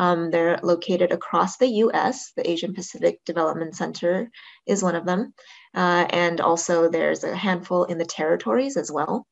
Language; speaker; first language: English; native; English